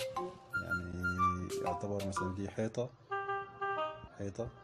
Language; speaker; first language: Arabic; native; Arabic